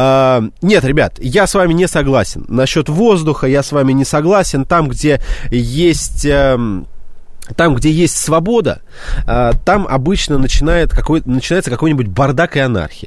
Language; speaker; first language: Russian; native; Russian